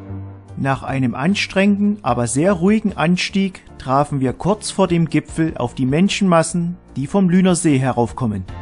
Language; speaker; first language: German; native; German